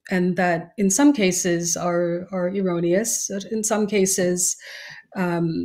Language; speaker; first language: English; native; English